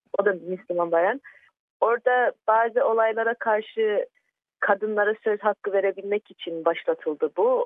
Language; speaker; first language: Turkish; early bilingual, heritage; Turkish